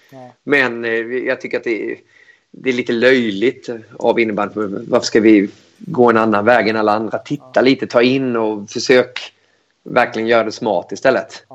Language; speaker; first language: Swedish; native; Swedish